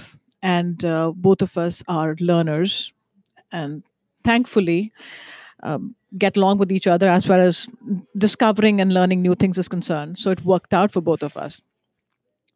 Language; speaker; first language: English; non-native, local second language; Hindi